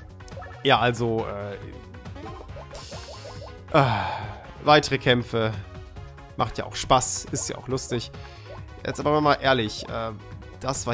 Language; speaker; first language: German; native; German